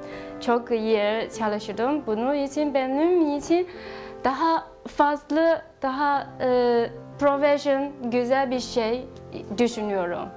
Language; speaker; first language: Turkish; non-native, learner; Chinese